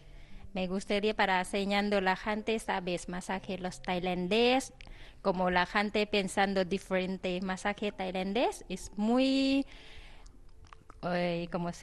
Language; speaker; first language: Spanish; non-native, learner; Thai